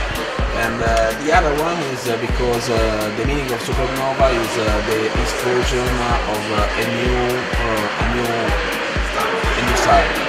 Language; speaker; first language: English; non-native, fluent; Italian